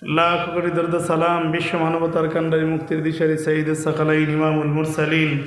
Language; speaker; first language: Bangla; native; Bangla